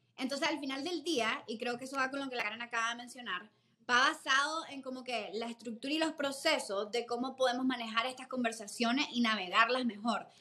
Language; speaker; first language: Spanish; native; Spanish